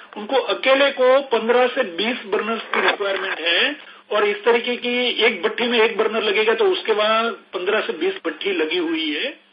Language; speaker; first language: Hindi; non-native, local second language; Gujarati